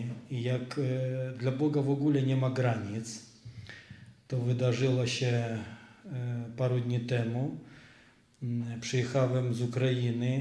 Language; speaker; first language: Polish; non-native, fluent; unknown